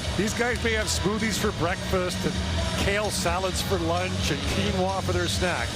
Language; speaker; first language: English; native; English